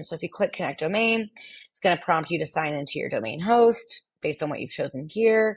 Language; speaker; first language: English; native; English